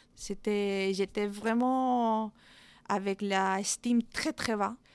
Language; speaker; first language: French; non-native, fluent; Spanish